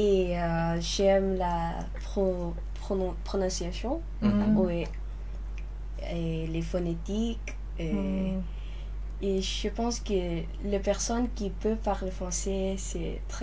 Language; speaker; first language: French; non-native, learner; Lao